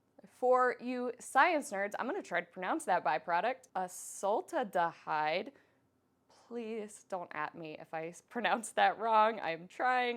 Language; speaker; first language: English; native; English